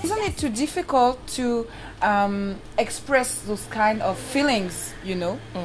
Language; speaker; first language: English; non-native, fluent; French